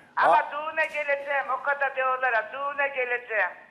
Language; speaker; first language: Turkish; native; Turkish